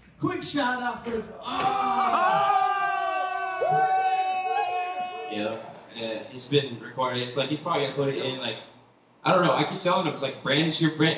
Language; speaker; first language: English; native; English